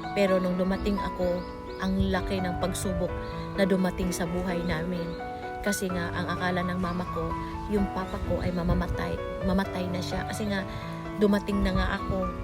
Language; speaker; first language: Filipino; non-native, local second language; Cebuano